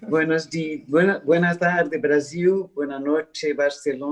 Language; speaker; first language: Spanish; non-native, learner; Portuguese